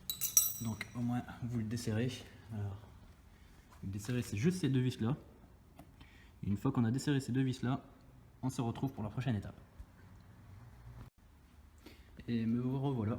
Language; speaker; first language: French; native; French